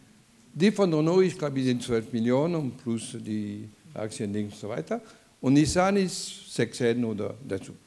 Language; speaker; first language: German; non-native, fluent; French